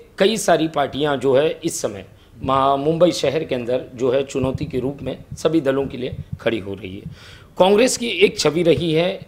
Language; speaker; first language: Hindi; non-native, local second language; Marathi